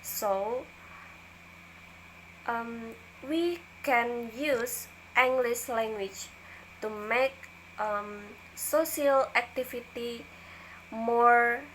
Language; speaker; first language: English; non-native, learner; Indonesian